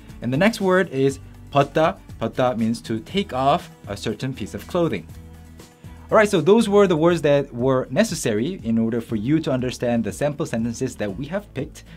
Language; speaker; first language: English; non-native, fluent; Korean